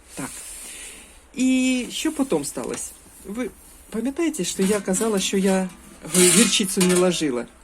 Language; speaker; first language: Ukrainian; native; Ukrainian